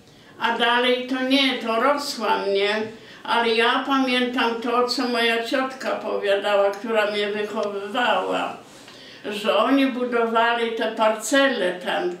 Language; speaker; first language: Polish; non-native, local second language; Kashubian